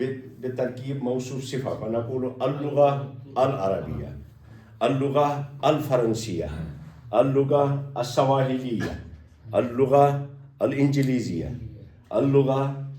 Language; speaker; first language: Arabic; non-native, fluent; Urdu